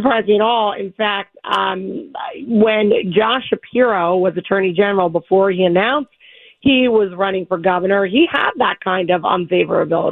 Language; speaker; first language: English; native; English